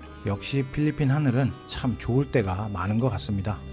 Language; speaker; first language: Korean; native; Korean